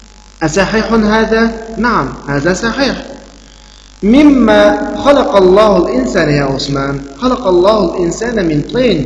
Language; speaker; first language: Arabic; non-native, fluent; Uyghur